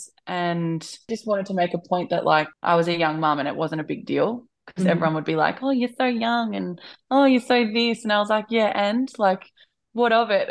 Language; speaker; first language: English; native; English